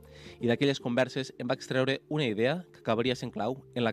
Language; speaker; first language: Catalan; native; Catalan